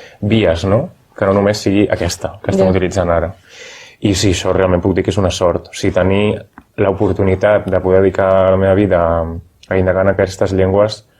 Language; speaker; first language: Catalan; native; Catalan